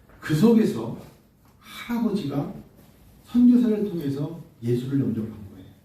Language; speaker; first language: Korean; native; Korean